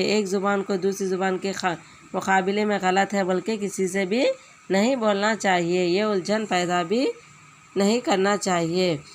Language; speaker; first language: Urdu; native; Urdu